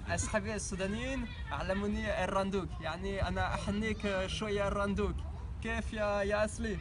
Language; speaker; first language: Arabic; non-native, fluent; French